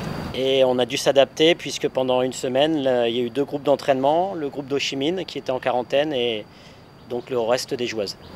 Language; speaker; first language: French; native; French